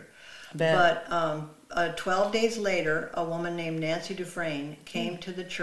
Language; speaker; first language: English; native; English